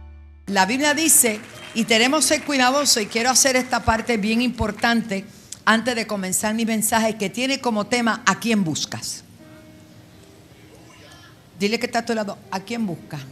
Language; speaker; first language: Spanish; native; Spanish